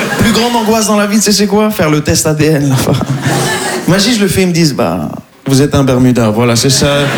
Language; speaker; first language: French; native; French